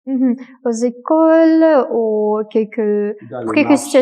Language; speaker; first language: French; non-native, fluent; Russian